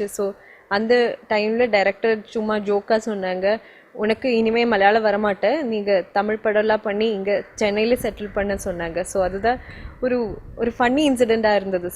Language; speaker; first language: Tamil; non-native, learner; Malayalam